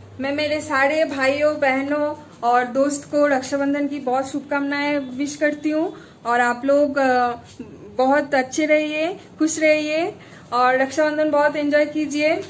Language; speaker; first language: Hindi; non-native, local second language; Bangla